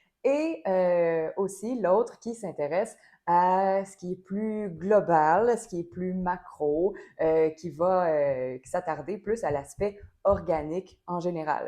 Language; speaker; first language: French; native; French